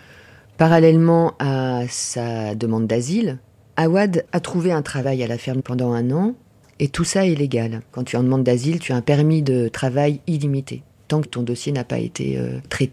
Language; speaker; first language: French; native; French